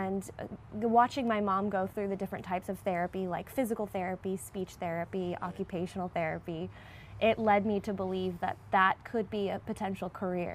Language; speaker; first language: English; native; English